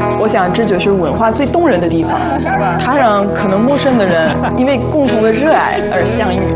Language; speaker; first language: Chinese; non-native, fluent; French